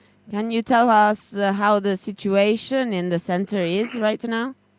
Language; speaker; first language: English; non-native, fluent; Italian